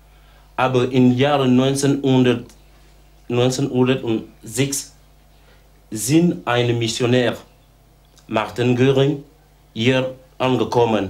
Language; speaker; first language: German; non-native, learner; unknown